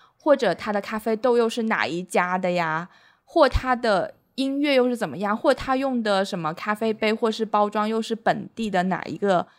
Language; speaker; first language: Chinese; native; Chinese